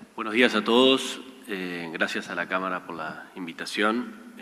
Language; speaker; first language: Spanish; native; Spanish